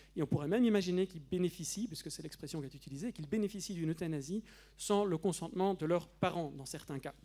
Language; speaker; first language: French; native; French